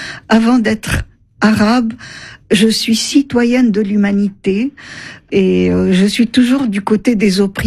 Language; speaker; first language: French; non-native, local second language; Arabic